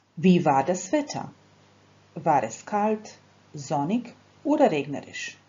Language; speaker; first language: German; non-native, fluent; Croatian